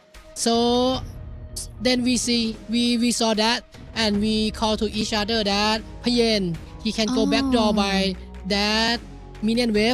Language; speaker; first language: English; non-native, learner; Thai